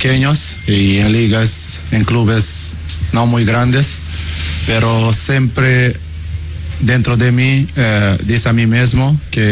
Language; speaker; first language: Spanish; non-native, learner; Portuguese